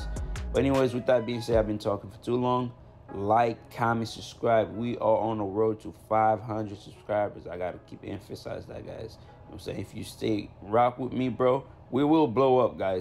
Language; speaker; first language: English; native; English